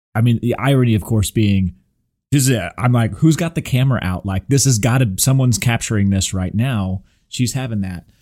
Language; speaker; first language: English; native; English